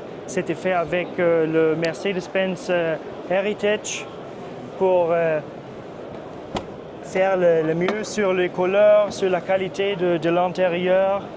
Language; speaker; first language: French; non-native, fluent; German